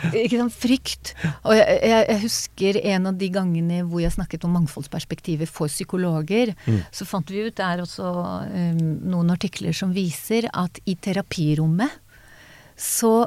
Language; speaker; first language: Norwegian; non-native, fluent; Hebrew